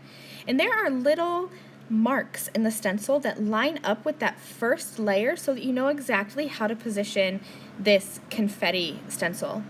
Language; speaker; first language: English; native; English